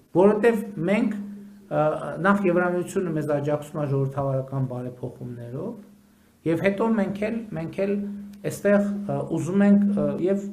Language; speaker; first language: Armenian; native; Armenian